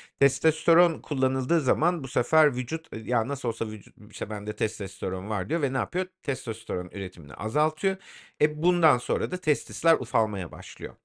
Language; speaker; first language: Turkish; native; Turkish